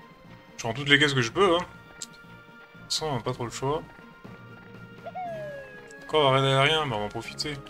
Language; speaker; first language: French; native; French